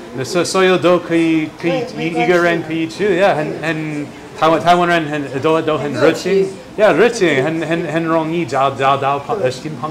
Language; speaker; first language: Chinese; non-native, learner; English